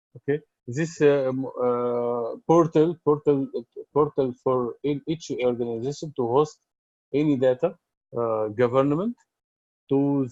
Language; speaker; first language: English; non-native, learner; Arabic